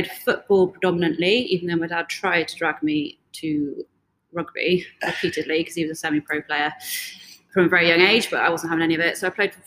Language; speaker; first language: English; native; English